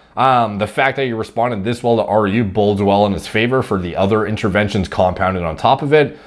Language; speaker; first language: English; native; English